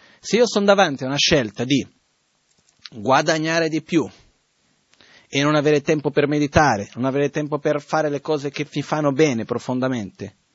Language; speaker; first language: Italian; non-native, fluent; Portuguese